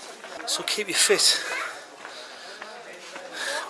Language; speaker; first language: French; non-native, learner; English